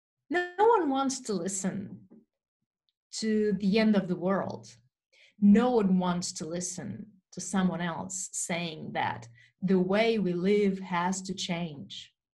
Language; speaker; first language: English; non-native, fluent; Portuguese